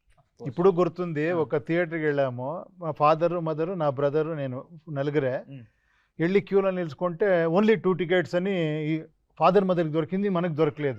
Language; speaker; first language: Telugu; non-native, local second language; Kannada